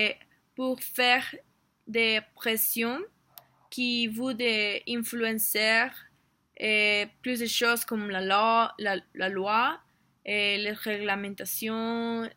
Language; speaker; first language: French; non-native, learner; Spanish